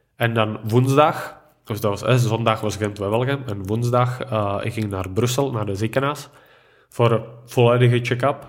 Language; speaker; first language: Dutch; non-native, fluent; Czech